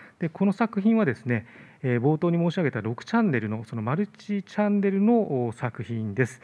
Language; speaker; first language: Japanese; native; Japanese